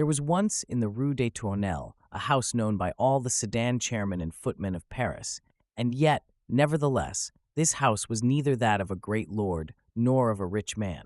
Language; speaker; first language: English; native; English